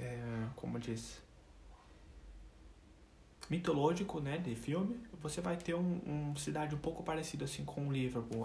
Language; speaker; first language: Portuguese; non-native, fluent; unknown